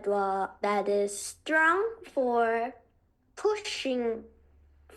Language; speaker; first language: English; non-native, learner; Korean